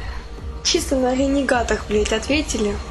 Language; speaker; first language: Russian; native; Russian